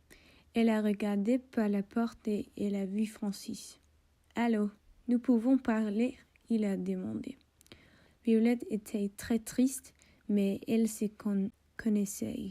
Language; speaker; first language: French; non-native, learner; English